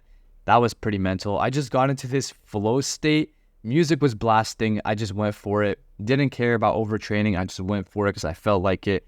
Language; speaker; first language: English; native; English